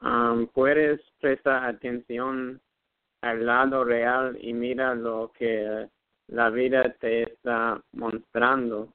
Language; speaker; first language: Spanish; non-native, learner; English